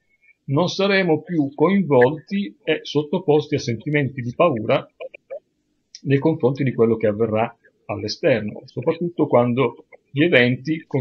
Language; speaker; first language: Italian; native; Italian